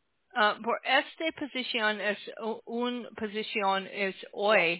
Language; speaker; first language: Spanish; non-native, learner; English